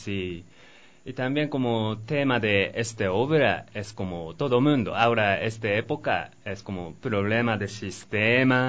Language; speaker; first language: Spanish; non-native, learner; Japanese